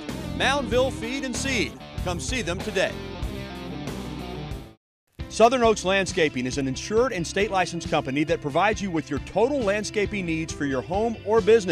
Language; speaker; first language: English; native; English